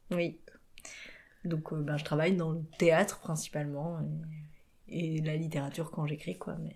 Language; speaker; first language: French; native; French